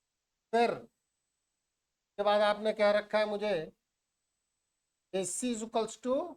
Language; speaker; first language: Hindi; native; Hindi